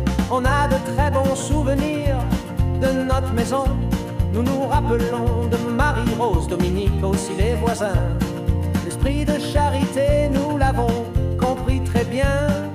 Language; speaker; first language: French; native; French